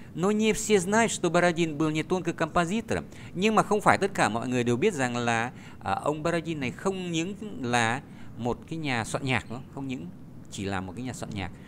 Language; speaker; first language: Vietnamese; native; Vietnamese